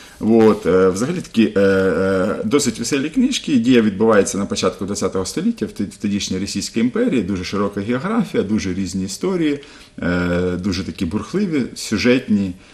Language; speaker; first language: Ukrainian; non-native, local second language; Russian